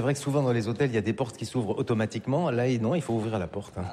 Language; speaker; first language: French; native; French